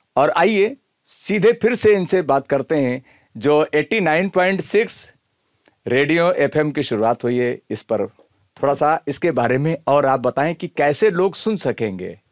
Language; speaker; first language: Hindi; native; Hindi